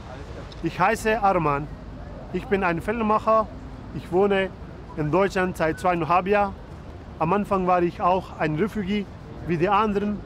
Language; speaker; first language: German; non-native, learner; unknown